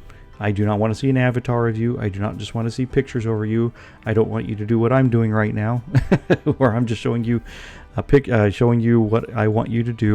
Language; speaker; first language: English; native; English